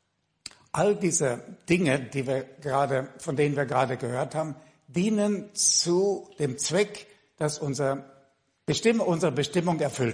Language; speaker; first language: German; native; German